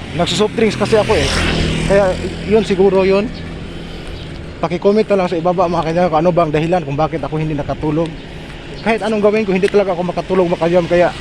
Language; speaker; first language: Filipino; non-native, local second language; Cebuano